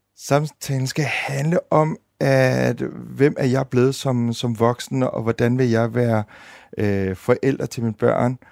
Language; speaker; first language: Danish; early bilingual, other home language; Indonesian